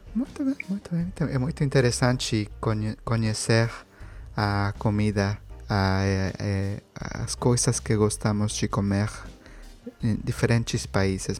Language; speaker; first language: Portuguese; non-native, learner; Spanish